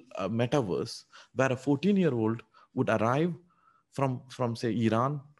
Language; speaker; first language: English; non-native, local second language; Tamil